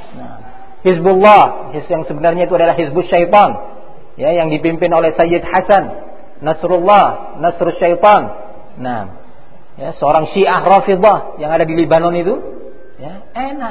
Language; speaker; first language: Indonesian; native; Indonesian